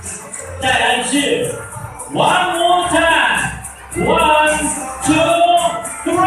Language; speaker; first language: Chinese; non-native, learner; Thai